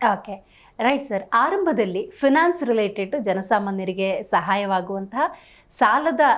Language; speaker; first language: Kannada; native; Kannada